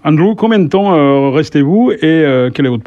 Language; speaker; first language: French; native; French